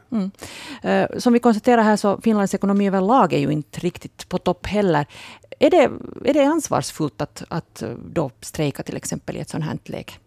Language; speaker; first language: Swedish; native; Swedish